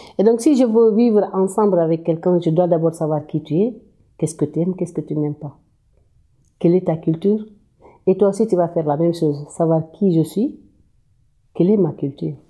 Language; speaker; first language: French; non-native, local second language; Wolof